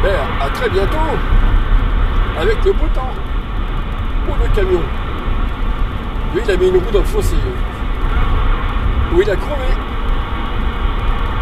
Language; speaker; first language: French; native; French